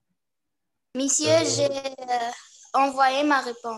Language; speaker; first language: French; non-native, learner; Arabic